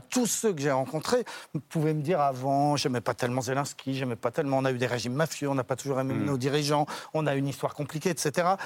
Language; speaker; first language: French; native; French